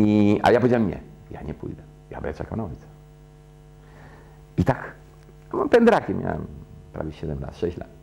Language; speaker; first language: Polish; early bilingual, heritage; Polish